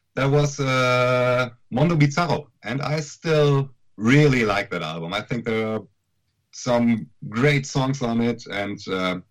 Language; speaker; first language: English; non-native, fluent; German